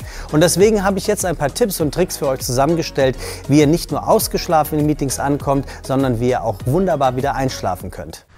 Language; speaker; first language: German; native; German